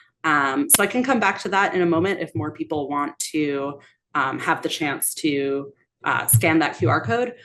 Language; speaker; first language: English; native; English